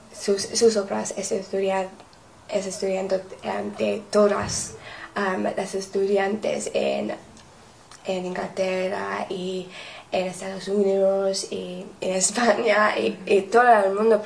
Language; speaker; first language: Spanish; non-native, learner; English